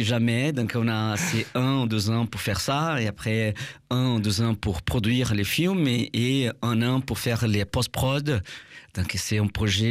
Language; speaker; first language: French; non-native, fluent; Portuguese